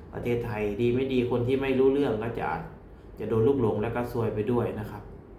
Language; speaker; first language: Thai; native; Thai